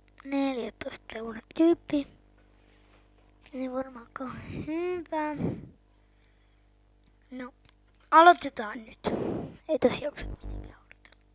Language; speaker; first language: Finnish; native; Finnish